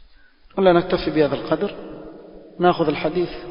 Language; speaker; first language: Arabic; non-native, fluent; Swahili